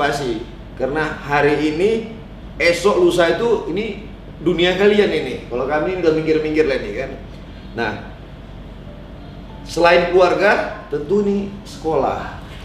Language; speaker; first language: Indonesian; native; Indonesian